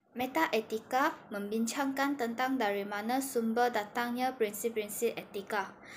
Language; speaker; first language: Malay; non-native, local second language; Chinese